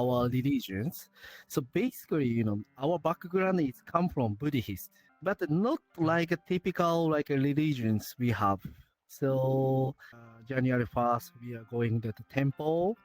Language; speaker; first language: English; non-native, learner; Japanese